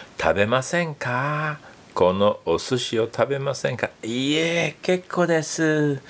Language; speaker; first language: Japanese; non-native, fluent; English